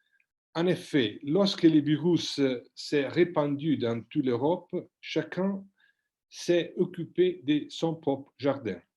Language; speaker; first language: French; non-native, fluent; Italian